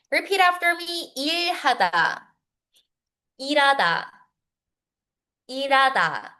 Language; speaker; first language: Korean; non-native, fluent; Filipino